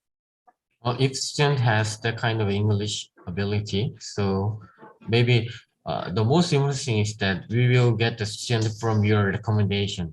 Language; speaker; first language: English; non-native, learner; Korean